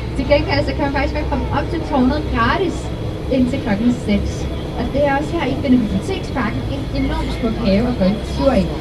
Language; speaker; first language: Danish; non-native, fluent; English